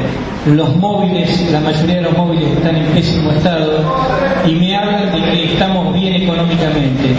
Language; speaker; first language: Spanish; native; Spanish